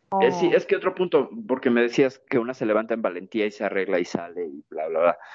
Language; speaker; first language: Spanish; native; Spanish